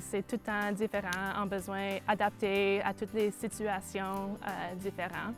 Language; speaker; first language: French; non-native, local second language; English